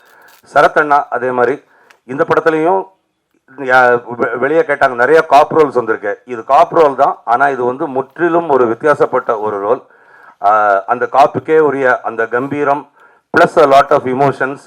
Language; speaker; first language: Tamil; native; Tamil